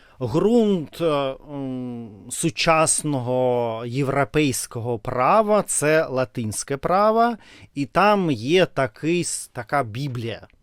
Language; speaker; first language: Ukrainian; non-native, learner; Russian